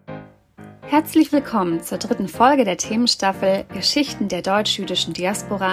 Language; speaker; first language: German; native; German